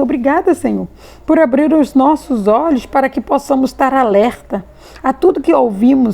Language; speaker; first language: Portuguese; native; Portuguese